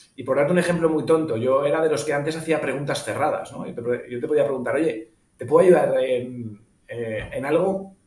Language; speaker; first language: Spanish; native; Spanish